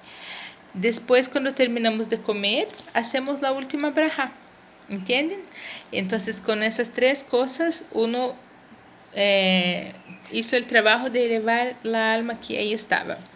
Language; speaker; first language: Spanish; non-native, fluent; Portuguese